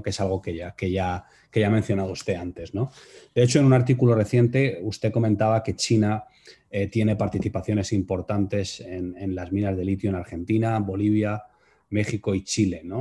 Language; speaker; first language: Spanish; native; Spanish